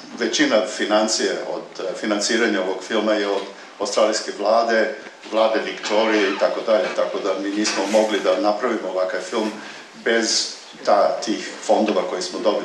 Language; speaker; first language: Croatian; early bilingual, heritage; Serbian